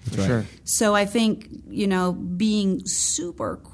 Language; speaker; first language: English; non-native, fluent; Danish